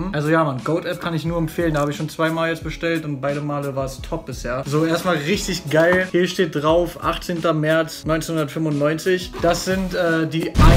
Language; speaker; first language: German; native; German